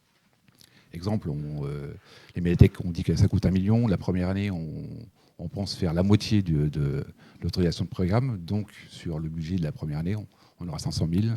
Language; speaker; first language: French; native; French